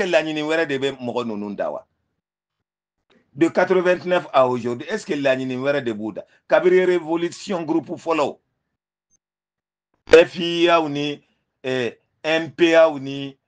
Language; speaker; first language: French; non-native, local second language; Bambara